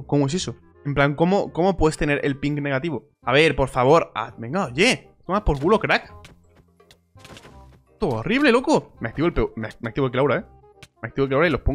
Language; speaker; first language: Spanish; native; Spanish